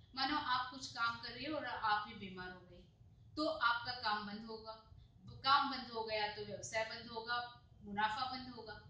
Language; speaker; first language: Hindi; non-native, local second language; Marathi